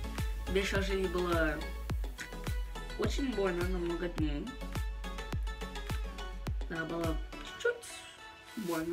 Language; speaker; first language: Russian; early bilingual, heritage; Russian